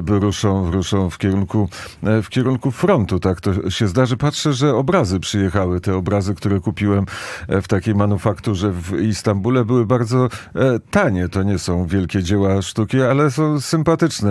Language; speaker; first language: Polish; native; Polish